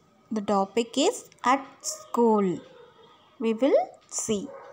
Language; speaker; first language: English; non-native, local second language; Tamil